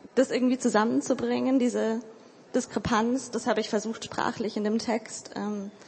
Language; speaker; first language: German; native; German